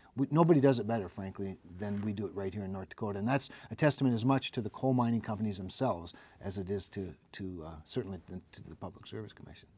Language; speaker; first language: English; native; English